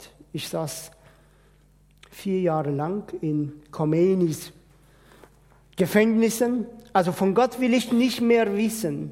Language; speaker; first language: German; non-native, fluent; Persian